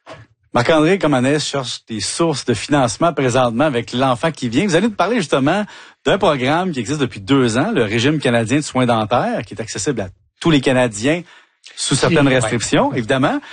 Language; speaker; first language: French; native; French